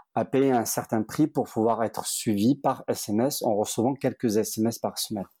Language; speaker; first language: French; native; French